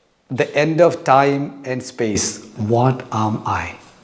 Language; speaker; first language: English; non-native, local second language; Malayalam